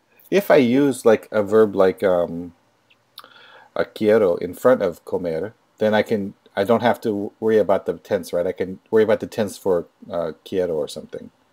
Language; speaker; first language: English; native; English